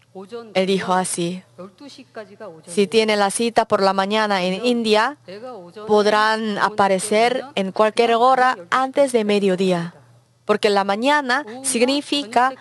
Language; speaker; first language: Spanish; non-native, learner; Korean